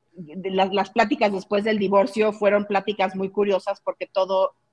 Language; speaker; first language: Spanish; native; Spanish